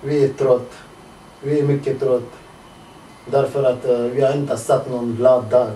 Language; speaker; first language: Swedish; non-native, learner; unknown